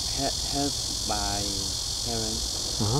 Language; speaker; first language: English; non-native, fluent; Korean